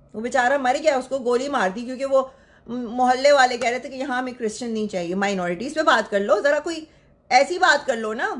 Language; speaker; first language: Urdu; native; Urdu